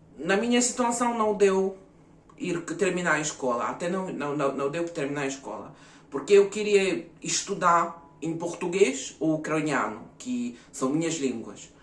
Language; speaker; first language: Portuguese; early bilingual, other home language; Ukrainian